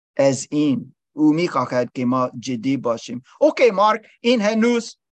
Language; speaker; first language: Persian; non-native, learner; English